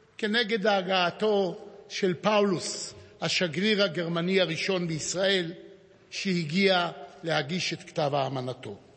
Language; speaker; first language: Hebrew; native; Hebrew